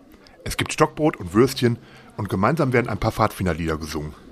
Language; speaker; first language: German; native; German